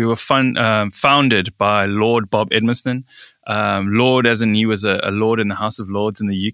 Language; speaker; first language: English; native; English